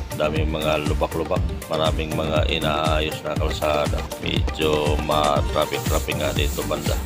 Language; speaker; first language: Filipino; non-native, local second language; Waray